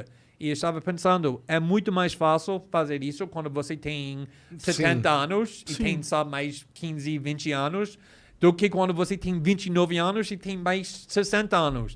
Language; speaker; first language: Portuguese; non-native, fluent; English